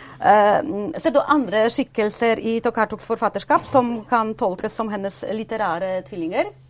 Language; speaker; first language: Norwegian; non-native, fluent; Polish